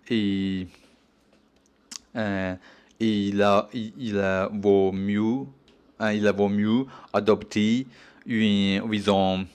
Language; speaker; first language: French; non-native, learner; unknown